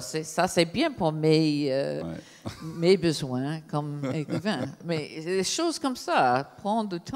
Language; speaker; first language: French; non-native, fluent; English